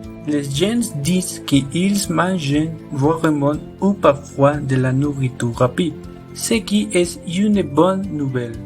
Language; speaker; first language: French; non-native, learner; Spanish